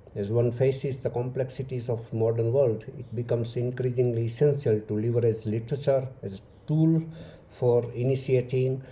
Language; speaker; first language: English; non-native, local second language; Hindi